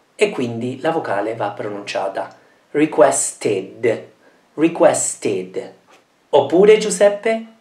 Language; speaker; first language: Italian; non-native, fluent; English